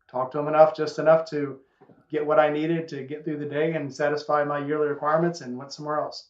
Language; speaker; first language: English; native; English